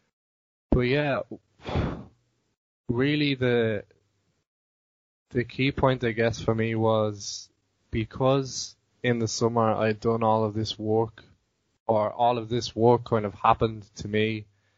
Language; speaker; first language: English; native; English